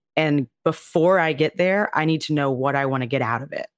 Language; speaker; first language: English; native; English